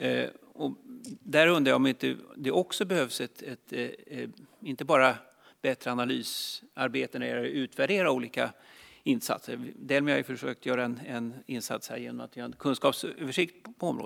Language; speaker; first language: Swedish; native; Swedish